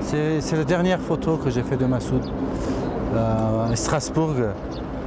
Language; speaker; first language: French; non-native, fluent; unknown